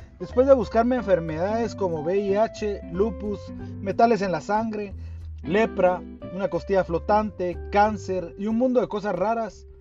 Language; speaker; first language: Spanish; native; Spanish